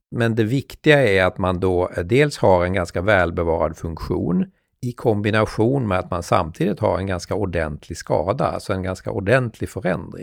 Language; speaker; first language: Swedish; native; Swedish